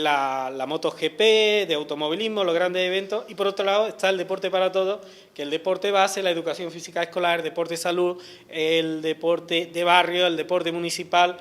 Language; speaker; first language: Spanish; native; Spanish